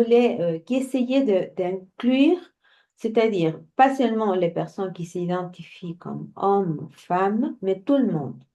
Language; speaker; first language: French; non-native, fluent; Spanish